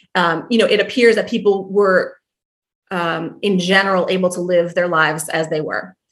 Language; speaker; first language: English; native; English